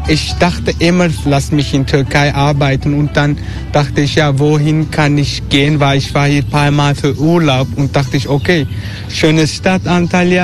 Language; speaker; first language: German; non-native, learner; Turkish